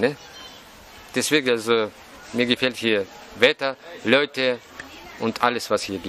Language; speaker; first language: German; non-native, fluent; Russian